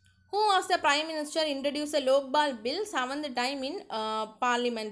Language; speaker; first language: English; non-native, local second language; Tamil